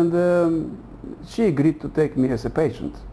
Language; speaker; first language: English; non-native, fluent; Russian